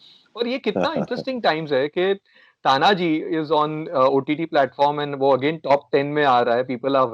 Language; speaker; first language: Hindi; native; Hindi